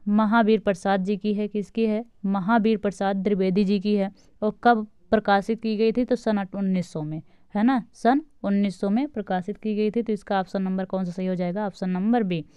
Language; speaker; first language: Hindi; native; Hindi